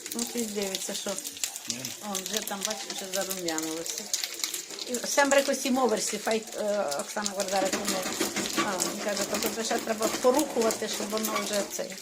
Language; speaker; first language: Ukrainian; native; Ukrainian